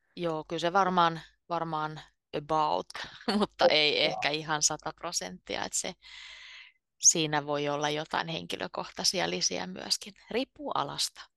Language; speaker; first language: Finnish; native; Finnish